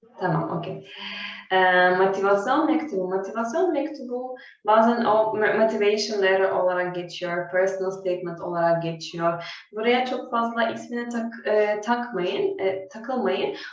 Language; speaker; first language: Turkish; non-native, fluent; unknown